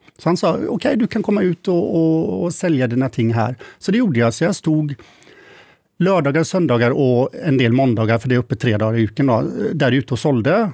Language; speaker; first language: Swedish; native; Swedish